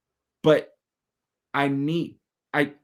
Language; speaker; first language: English; native; English